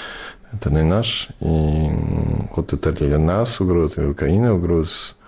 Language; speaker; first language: Russian; non-native, fluent; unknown